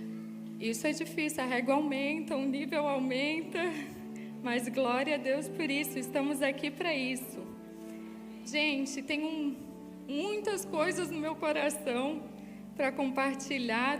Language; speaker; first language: Portuguese; native; Portuguese